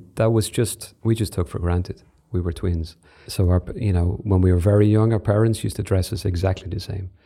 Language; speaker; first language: English; native; English